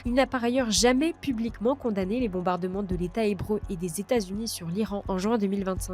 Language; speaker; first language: French; native; French